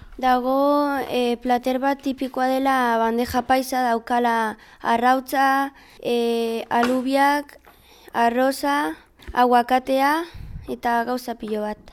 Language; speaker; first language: Basque; non-native, local second language; Spanish